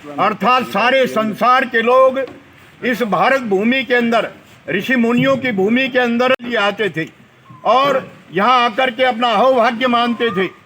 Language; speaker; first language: Hindi; native; Hindi